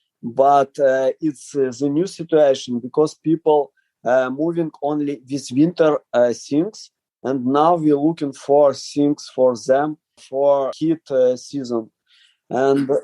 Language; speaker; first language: English; non-native, learner; Ukrainian